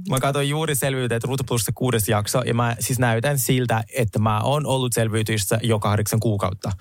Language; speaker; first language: Finnish; non-native, fluent; Russian